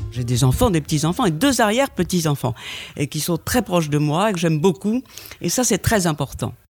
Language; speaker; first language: French; native; French